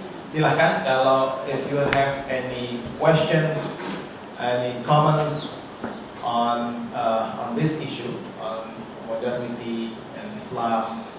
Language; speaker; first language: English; non-native, fluent; Indonesian